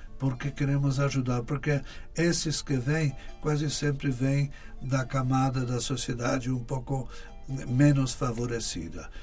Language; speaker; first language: Portuguese; non-native, fluent; Polish